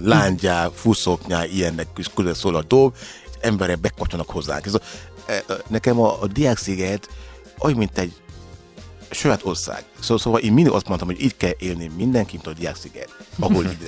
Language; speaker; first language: Hungarian; non-native, learner; Yoruba